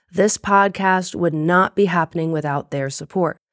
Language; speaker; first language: English; native; English